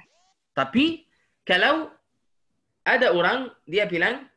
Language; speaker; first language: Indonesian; non-native, learner; Arabic